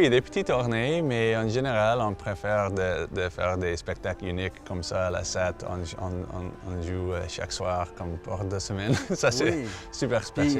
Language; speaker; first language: French; non-native, fluent; English